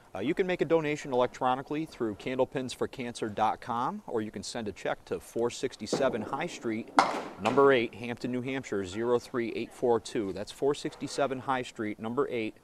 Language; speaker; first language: English; native; English